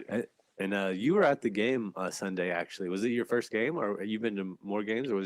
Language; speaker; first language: English; native; English